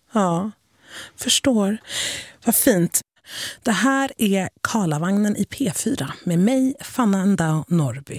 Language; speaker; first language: Swedish; native; Swedish